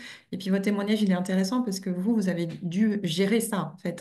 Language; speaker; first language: French; native; French